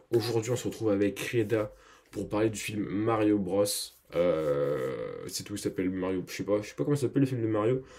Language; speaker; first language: French; native; French